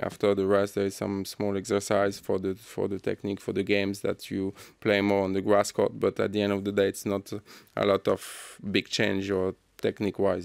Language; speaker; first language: English; non-native, fluent; French